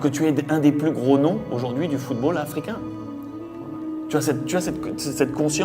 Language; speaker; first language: French; native; French